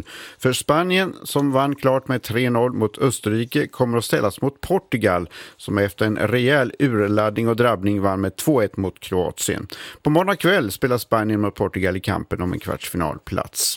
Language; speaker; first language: Swedish; native; Swedish